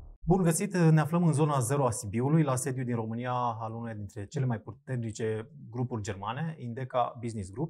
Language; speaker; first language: Romanian; native; Romanian